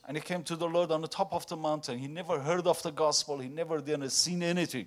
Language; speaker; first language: English; non-native, fluent; Persian